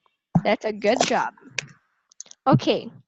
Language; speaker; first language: English; non-native, local second language; Filipino